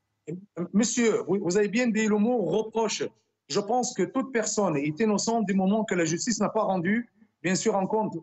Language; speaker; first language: French; non-native, local second language; Arabic